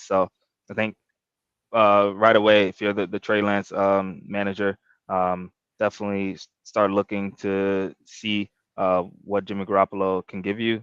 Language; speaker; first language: English; native; English